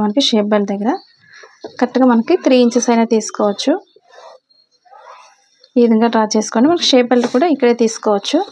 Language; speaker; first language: Telugu; native; Telugu